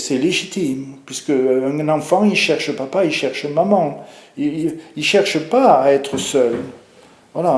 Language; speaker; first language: French; native; French